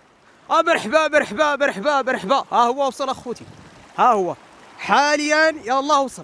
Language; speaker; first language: Arabic; native; Arabic